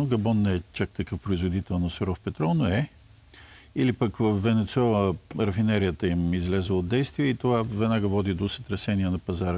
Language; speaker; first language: Bulgarian; native; Bulgarian